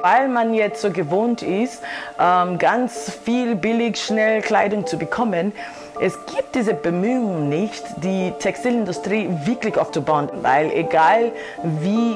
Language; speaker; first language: German; non-native, fluent; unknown